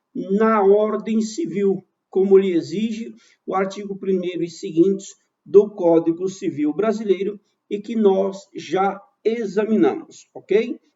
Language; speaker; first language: Portuguese; native; Portuguese